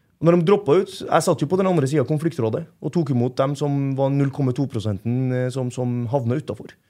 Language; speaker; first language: Norwegian; non-native, fluent; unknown